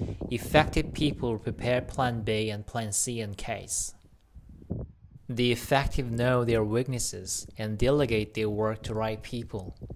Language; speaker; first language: English; non-native, fluent; Korean